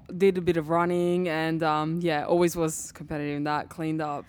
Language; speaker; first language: English; early bilingual, other home language; Serbian